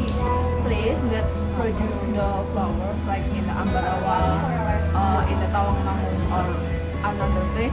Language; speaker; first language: English; non-native, learner; Indonesian